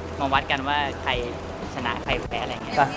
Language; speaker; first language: Thai; native; Thai